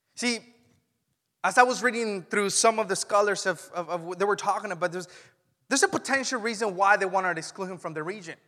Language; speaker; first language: English; non-native, fluent; Spanish